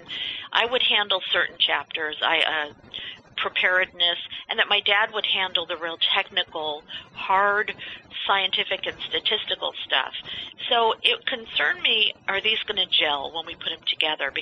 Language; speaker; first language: English; native; English